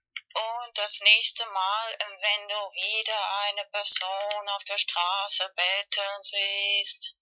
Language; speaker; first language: German; non-native, fluent; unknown